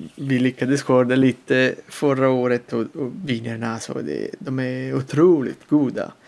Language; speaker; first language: Swedish; non-native, fluent; Italian